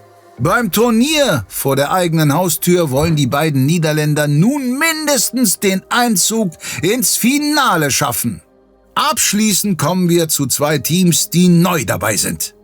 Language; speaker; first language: German; native; German